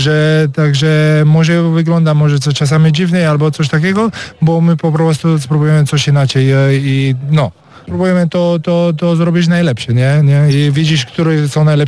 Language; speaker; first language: Polish; non-native, learner; Romanian